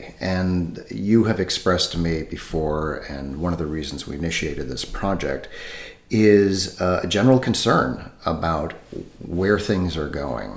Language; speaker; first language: English; native; English